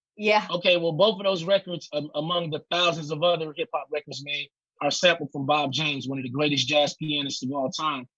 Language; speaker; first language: English; native; English